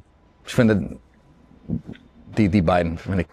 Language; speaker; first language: German; non-native, fluent; Spanish